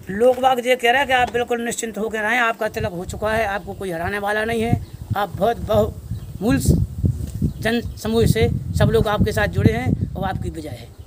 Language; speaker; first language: Hindi; native; Hindi